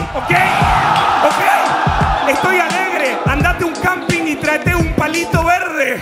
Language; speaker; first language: Spanish; native; Spanish